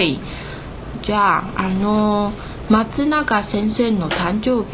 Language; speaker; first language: Japanese; non-native, learner; Chinese